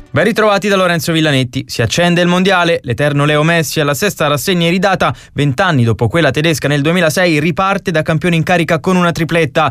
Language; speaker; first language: Italian; native; Italian